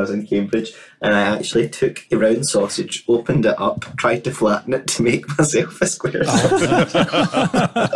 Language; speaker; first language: English; native; English